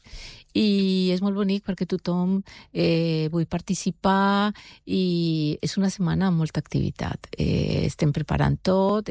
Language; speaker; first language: Catalan; non-native, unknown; Spanish